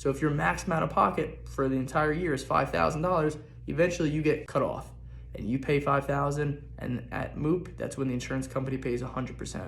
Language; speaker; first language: English; native; English